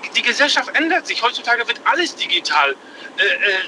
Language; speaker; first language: German; native; German